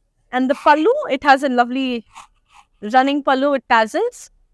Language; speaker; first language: English; non-native, local second language; Telugu